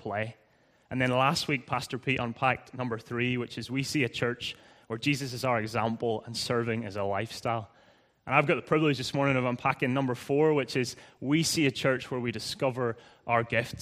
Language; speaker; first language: English; native; English